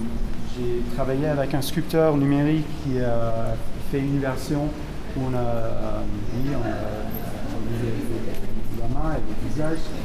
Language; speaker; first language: French; non-native, fluent; German